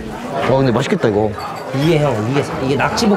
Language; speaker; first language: Korean; native; Korean